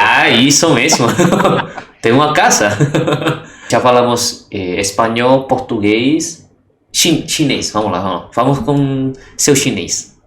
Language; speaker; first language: Portuguese; non-native, learner; Indonesian